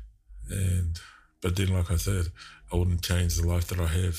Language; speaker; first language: English; native; English